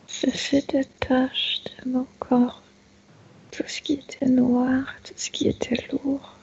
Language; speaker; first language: French; non-native, fluent; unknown